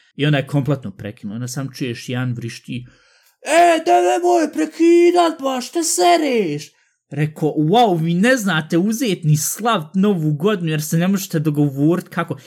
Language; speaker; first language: Bosnian; early bilingual, heritage; Bosnian